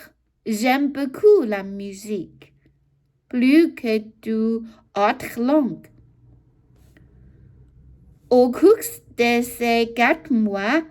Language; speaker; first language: French; non-native, learner; Chinese